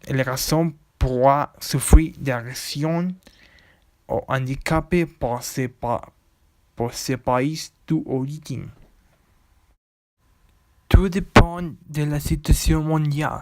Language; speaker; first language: French; non-native, learner; Spanish